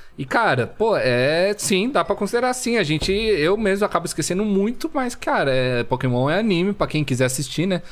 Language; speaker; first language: Portuguese; early bilingual, other home language; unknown